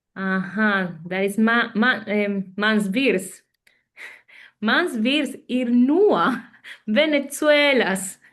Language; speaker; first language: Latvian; non-native, learner; Spanish